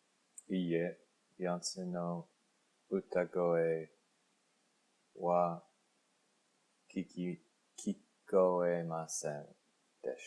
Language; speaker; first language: Japanese; non-native, learner; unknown